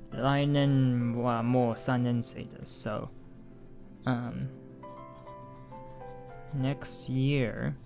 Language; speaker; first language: Japanese; non-native, learner; English